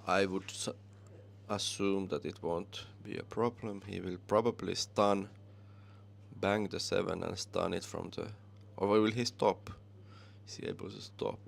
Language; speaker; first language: English; non-native, fluent; Finnish